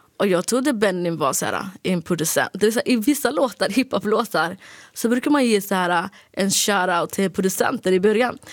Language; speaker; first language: Swedish; early bilingual, other home language; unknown